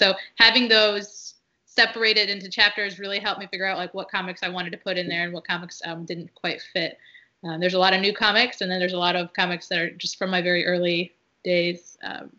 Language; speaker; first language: English; early bilingual, other home language; Arabic